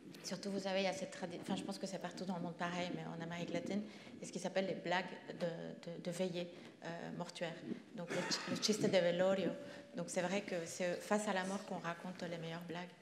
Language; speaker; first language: French; non-native, fluent; Spanish